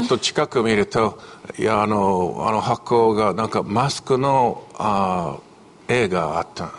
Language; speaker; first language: Japanese; non-native, fluent; English